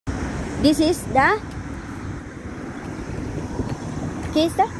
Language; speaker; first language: Spanish; non-native, learner; Filipino